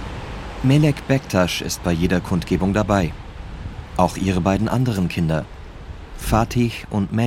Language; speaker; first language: German; native; German